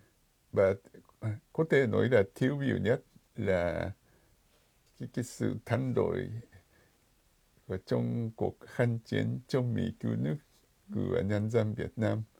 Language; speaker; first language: Vietnamese; non-native, fluent; Japanese